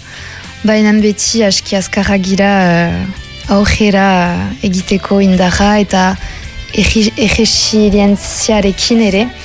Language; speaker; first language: Basque; non-native, local second language; French